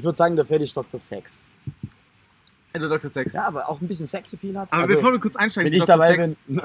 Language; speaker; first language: German; native; German